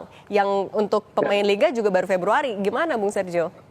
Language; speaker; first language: Indonesian; native; Indonesian